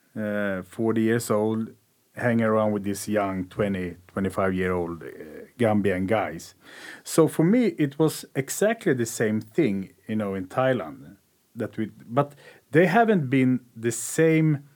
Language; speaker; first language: English; non-native, learner; Swedish